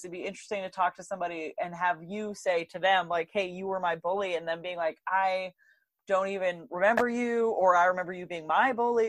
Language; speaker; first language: English; native; English